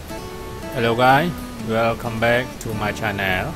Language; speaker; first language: English; non-native, learner; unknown